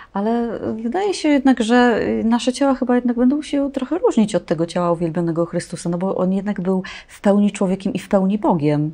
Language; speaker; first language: Polish; native; Polish